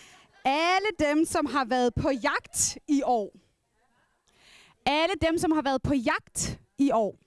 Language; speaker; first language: Danish; non-native, local second language; Kalaallisut